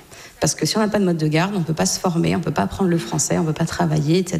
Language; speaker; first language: French; native; French